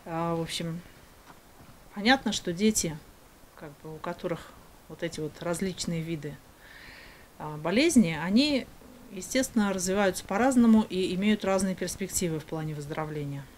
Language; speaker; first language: Russian; native; Russian